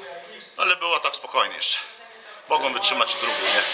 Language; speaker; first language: Polish; non-native, fluent; Lithuanian